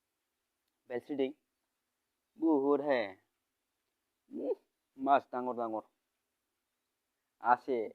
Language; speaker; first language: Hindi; non-native, local second language; Bodo